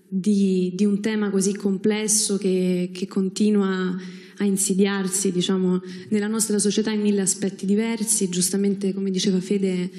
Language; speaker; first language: Italian; native; Italian